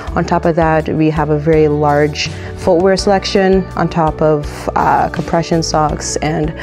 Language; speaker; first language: English; native; English